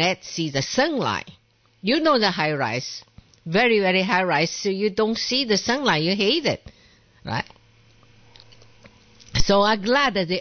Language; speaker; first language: English; non-native, learner; Chinese